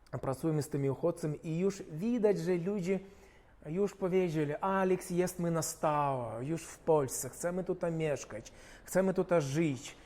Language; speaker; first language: Polish; non-native, fluent; Ukrainian